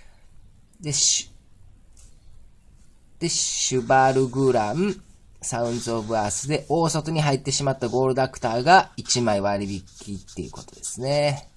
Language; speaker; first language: Japanese; native; Japanese